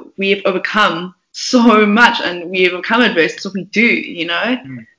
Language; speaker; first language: English; native; English